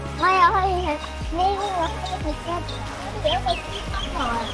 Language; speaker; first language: Cantonese; early bilingual, heritage; English